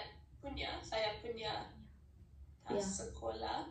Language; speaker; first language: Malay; non-native, learner; English